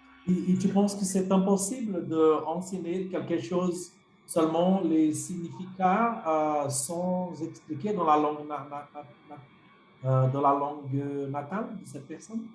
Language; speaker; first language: French; non-native, fluent; Portuguese